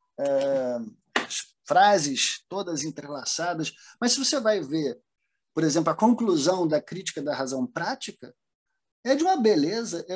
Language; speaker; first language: Portuguese; early bilingual, other home language; German